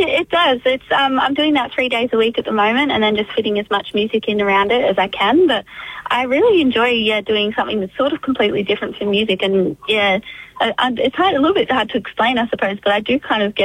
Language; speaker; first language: English; native; English